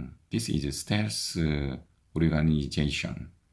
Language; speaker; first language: English; non-native, learner; Korean